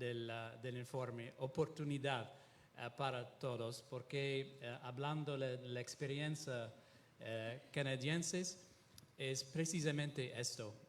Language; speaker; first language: Spanish; non-native, fluent; Italian